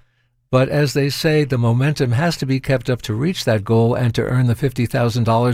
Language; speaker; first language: English; native; English